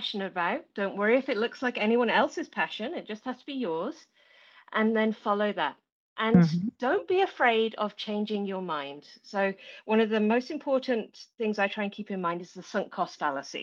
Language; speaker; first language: English; native; English